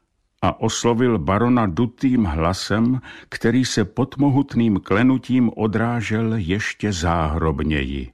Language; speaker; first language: Czech; native; Czech